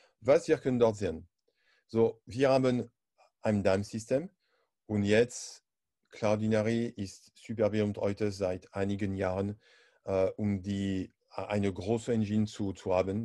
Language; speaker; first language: German; non-native, learner; French